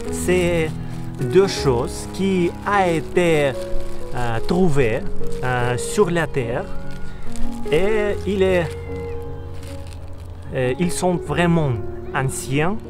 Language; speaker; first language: French; non-native, learner; Russian